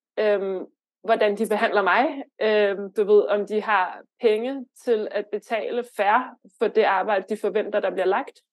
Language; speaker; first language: Danish; early bilingual, other home language; Lithuanian